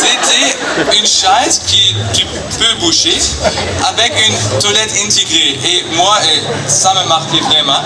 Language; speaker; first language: French; non-native, learner; German